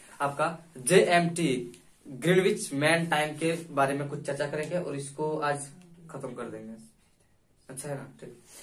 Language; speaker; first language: Hindi; native; Hindi